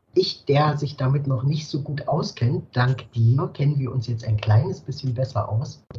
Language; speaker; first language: German; non-native, fluent; French